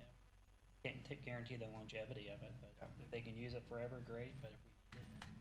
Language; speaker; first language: English; native; English